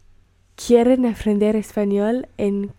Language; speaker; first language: Spanish; non-native, learner; English